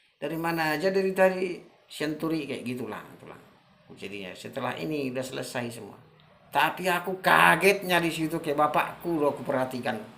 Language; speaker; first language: Indonesian; non-native, local second language; Batak Toba